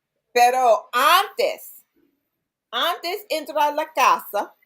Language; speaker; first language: Spanish; non-native, learner; English